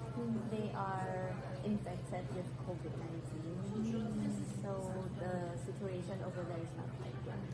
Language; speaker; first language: English; non-native, learner; Thai